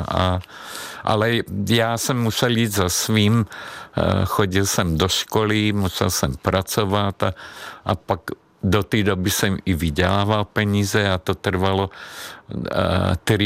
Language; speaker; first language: Czech; non-native, fluent; Hungarian